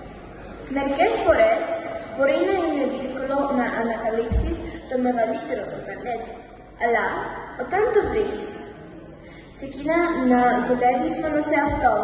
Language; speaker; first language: Greek; non-native, learner; Russian